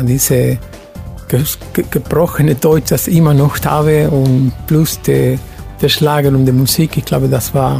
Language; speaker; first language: German; non-native, fluent; Spanish